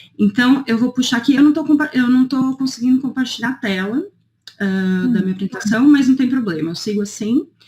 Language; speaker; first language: Portuguese; native; Portuguese